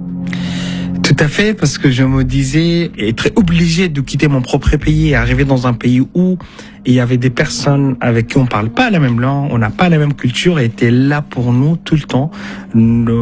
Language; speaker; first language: French; non-native, fluent; Arabic